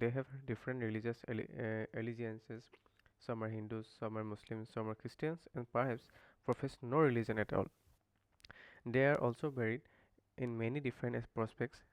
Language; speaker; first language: English; non-native, local second language; Assamese